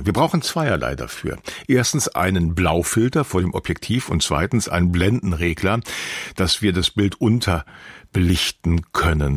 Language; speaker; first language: German; native; German